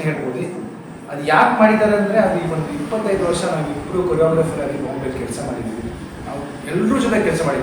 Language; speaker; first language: Kannada; non-native, local second language; Tulu